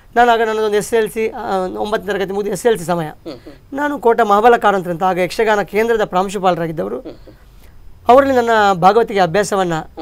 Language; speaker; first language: Kannada; native; Kannada